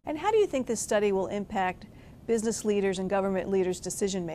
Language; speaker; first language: English; native; English